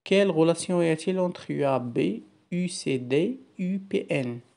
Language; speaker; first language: French; non-native, local second language; Arabic